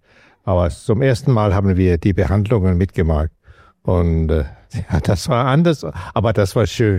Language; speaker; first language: German; non-native, learner; Danish